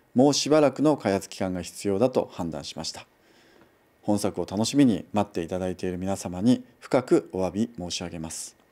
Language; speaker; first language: Japanese; native; Japanese